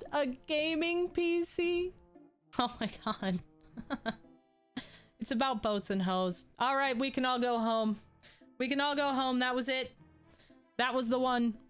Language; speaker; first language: English; native; English